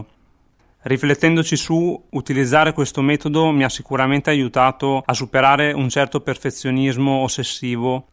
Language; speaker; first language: Italian; native; Italian